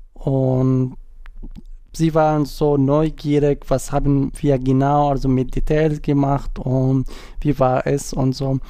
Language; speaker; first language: German; non-native, learner; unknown